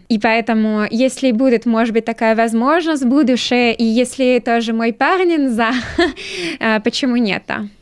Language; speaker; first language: Russian; non-native, learner; French